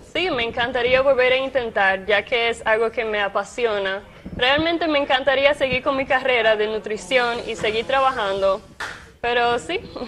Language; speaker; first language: Spanish; native; Spanish